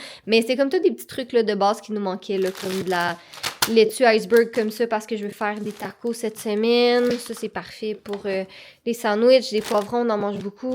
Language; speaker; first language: French; native; French